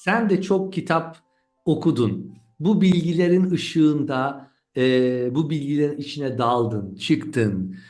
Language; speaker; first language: Turkish; native; Turkish